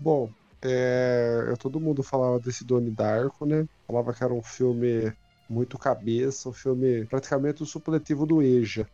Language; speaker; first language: Portuguese; native; Portuguese